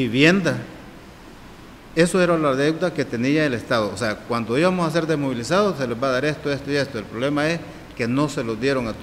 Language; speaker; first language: Spanish; native; Spanish